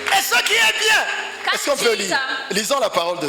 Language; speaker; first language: French; non-native, local second language; Rundi